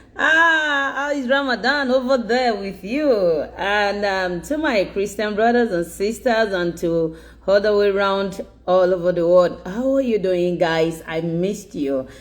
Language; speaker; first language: English; non-native, local second language; Yoruba